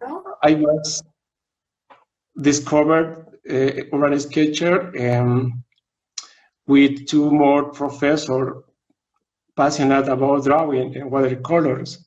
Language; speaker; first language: English; non-native, learner; Spanish